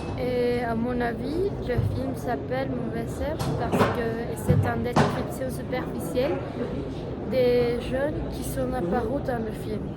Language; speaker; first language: French; non-native, learner; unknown